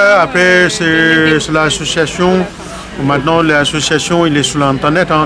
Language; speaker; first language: French; non-native, learner; Nepali